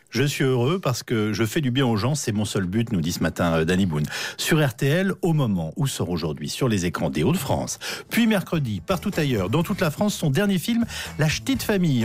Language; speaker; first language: French; native; French